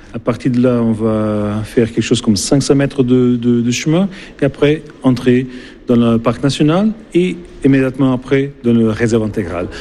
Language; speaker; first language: French; non-native, fluent; Portuguese